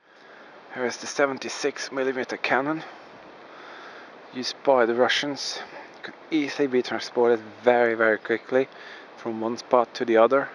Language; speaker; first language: English; non-native, fluent; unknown